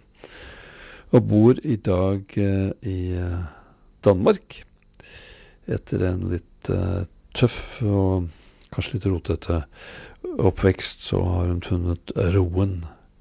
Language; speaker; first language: Norwegian; native; Norwegian